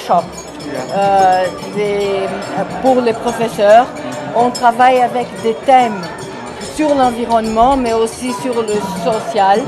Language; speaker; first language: French; non-native, fluent; Portuguese